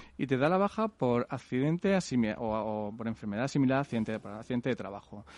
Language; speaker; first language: Spanish; native; Spanish